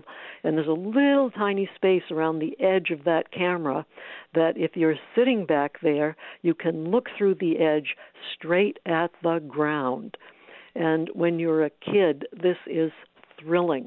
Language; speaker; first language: English; native; English